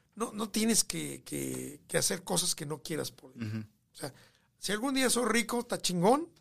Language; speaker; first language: Spanish; native; Spanish